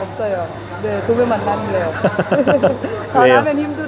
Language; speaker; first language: Korean; non-native, learner; Vietnamese